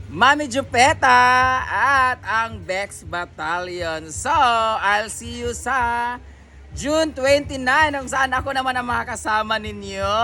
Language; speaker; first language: Filipino; non-native, local second language; Cebuano